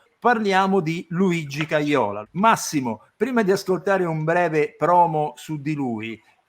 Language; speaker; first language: Italian; native; Italian